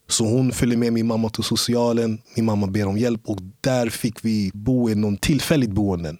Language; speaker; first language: Swedish; early bilingual, other home language; English